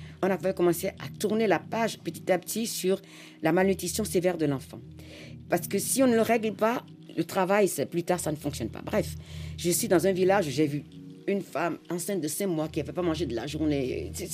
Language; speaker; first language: French; non-native, local second language; Fon